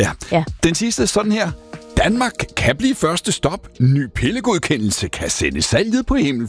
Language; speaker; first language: Danish; native; Danish